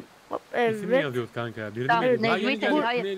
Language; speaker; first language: Turkish; native; Turkish